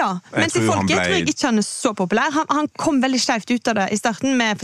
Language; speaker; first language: Norwegian; native; Norwegian